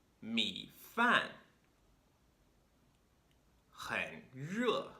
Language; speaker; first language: Chinese; non-native, fluent; English